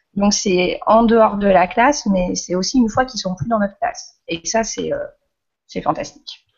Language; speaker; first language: French; native; French